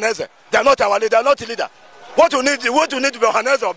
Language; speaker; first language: English; non-native, local second language; Igbo